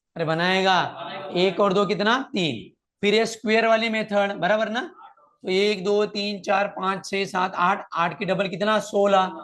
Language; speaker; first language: Hindi; non-native, local second language; Marathi